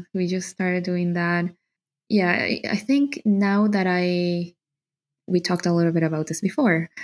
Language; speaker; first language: English; non-native, fluent; Spanish